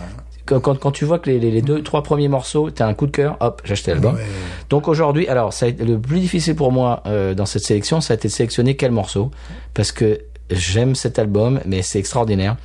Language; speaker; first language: French; native; French